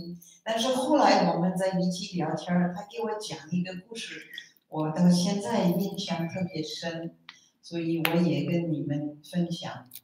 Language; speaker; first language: Chinese; non-native, fluent; French